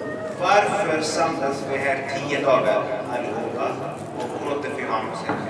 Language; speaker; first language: Swedish; early bilingual, other home language; Arabic